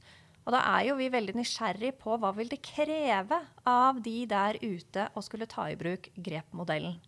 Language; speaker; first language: Norwegian; native; Norwegian